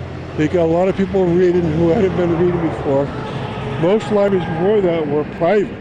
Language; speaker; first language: English; native; English